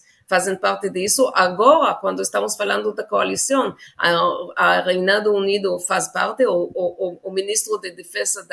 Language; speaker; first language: Portuguese; non-native, fluent; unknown